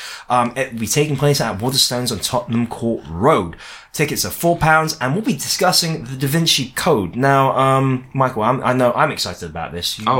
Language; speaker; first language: English; native; English